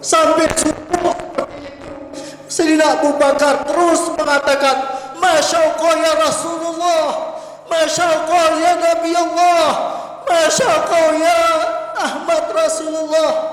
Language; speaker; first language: Indonesian; non-native, local second language; Sasak